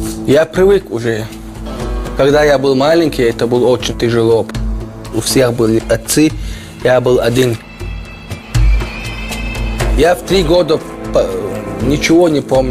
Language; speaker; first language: Russian; non-native, local second language; Chechen